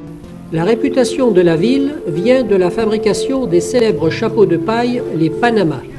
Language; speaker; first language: French; native; French